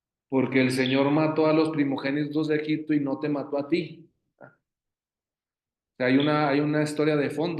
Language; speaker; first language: Spanish; native; Spanish